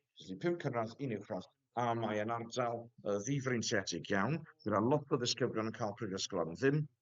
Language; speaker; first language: Welsh; native; Welsh